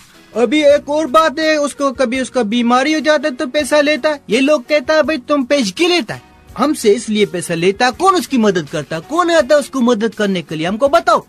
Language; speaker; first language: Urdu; non-native, local second language; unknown